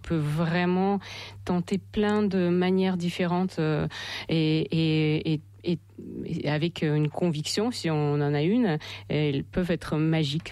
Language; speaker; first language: French; non-native, fluent; Russian